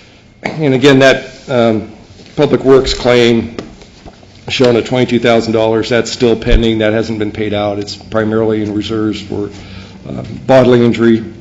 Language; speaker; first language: English; native; English